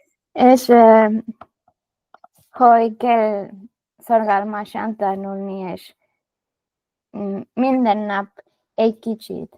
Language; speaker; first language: Hungarian; non-native, learner; Spanish